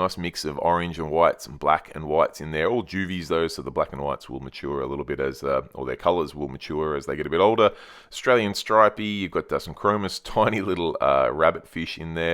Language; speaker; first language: English; native; English